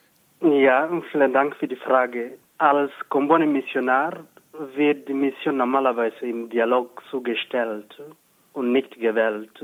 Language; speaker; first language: German; non-native, fluent; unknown